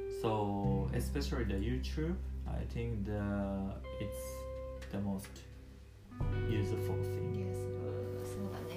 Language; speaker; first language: English; non-native, learner; Japanese